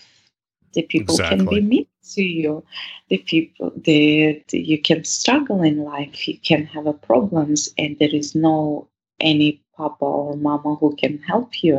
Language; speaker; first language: English; non-native, fluent; Russian